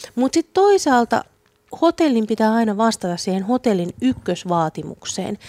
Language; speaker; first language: Finnish; native; Finnish